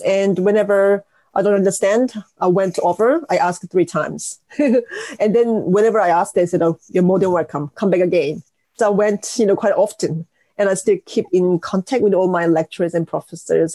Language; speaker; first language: English; non-native, fluent; Korean